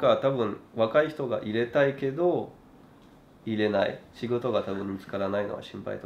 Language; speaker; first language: Japanese; non-native, learner; French